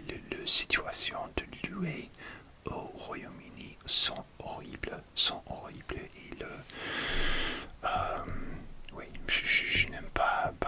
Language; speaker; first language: French; non-native, learner; English